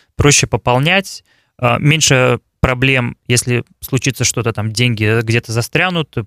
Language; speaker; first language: Russian; native; Russian